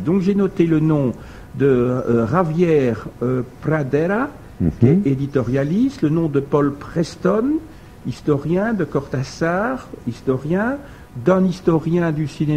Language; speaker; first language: French; native; French